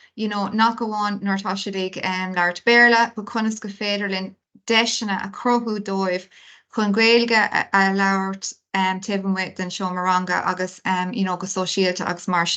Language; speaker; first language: Irish; non-native, local second language; English